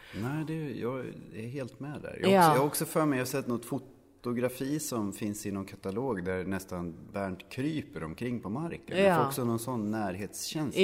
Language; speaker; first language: Swedish; native; Swedish